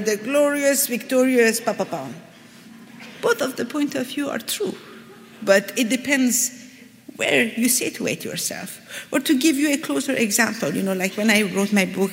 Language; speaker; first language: English; non-native, fluent; Persian